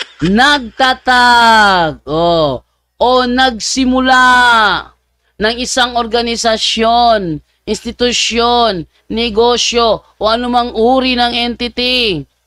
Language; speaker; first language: Filipino; native; Filipino